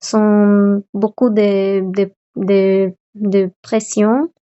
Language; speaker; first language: French; non-native, fluent; Spanish